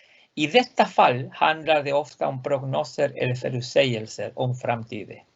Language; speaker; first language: Swedish; non-native, fluent; Spanish